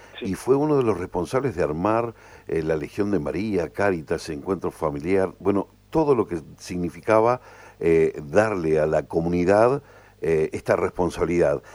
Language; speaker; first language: Spanish; native; Spanish